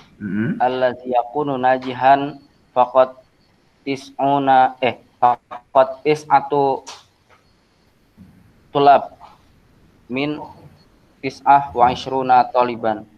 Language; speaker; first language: Arabic; non-native, learner; Indonesian